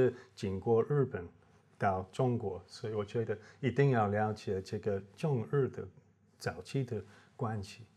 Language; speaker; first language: Chinese; non-native, fluent; English